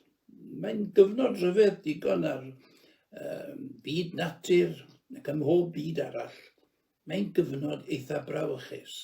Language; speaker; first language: Welsh; native; Welsh